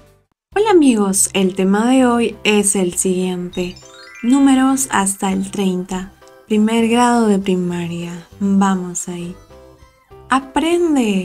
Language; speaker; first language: Spanish; native; Spanish